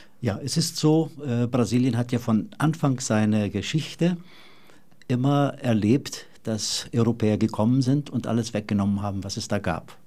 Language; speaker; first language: German; non-native, fluent; Portuguese